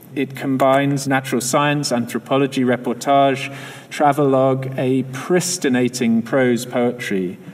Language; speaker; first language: English; native; English